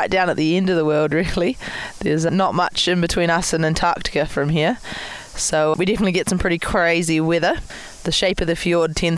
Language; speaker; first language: English; native; English